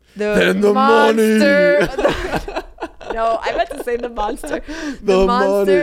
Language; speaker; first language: English; native; English